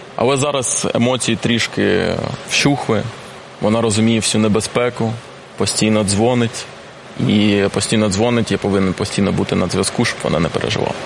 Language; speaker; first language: Ukrainian; non-native, local second language; Russian